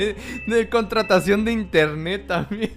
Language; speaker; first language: Spanish; native; Spanish